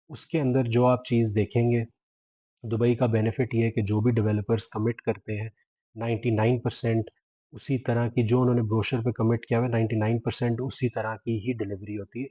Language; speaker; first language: Hindi; non-native, local second language; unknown